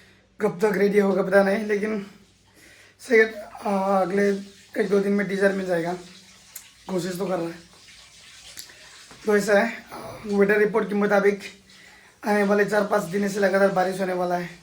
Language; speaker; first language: Hindi; non-native, local second language; Bangla